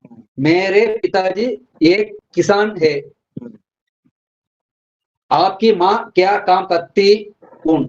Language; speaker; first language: Hindi; non-native, learner; Tamil